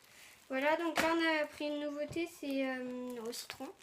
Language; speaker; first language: French; native; French